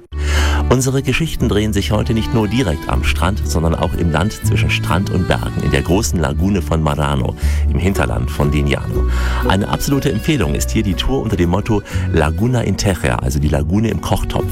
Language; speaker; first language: German; native; German